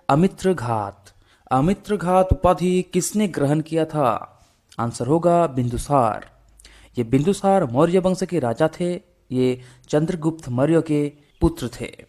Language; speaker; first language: Hindi; non-native, local second language; Bangla